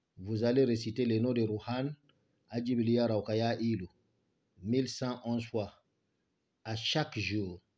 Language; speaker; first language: French; non-native, local second language; Bambara